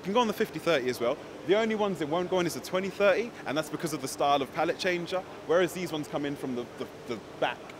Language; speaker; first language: English; native; English